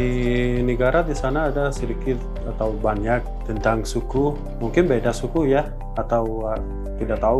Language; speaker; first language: Indonesian; non-native, learner; Persian